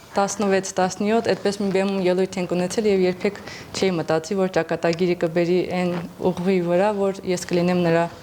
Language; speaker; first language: Armenian; native; Armenian